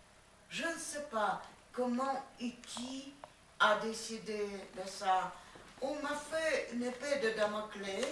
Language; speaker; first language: French; non-native, fluent; Russian